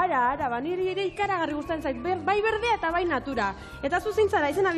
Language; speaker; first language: Basque; native; Basque